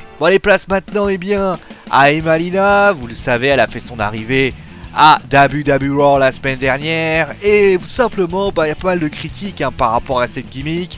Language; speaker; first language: French; native; French